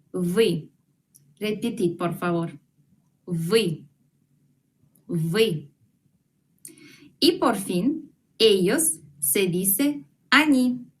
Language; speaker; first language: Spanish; non-native, fluent; Russian